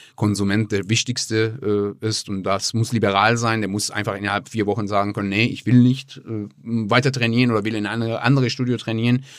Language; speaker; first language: German; non-native, fluent; Persian